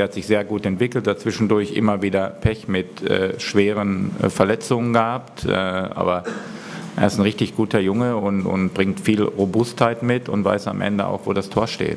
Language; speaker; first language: German; native; German